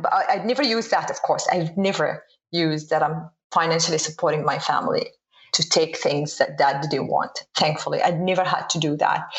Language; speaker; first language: English; non-native, fluent; Arabic